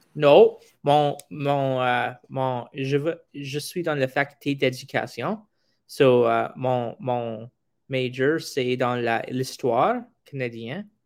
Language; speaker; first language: French; non-native, local second language; English